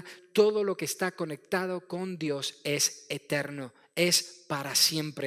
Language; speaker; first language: Spanish; native; Spanish